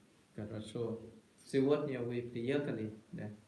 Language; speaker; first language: Russian; non-native, learner; Sinhala